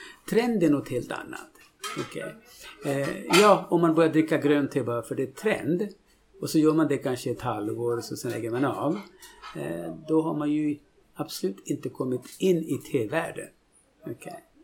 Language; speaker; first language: Swedish; non-native, fluent; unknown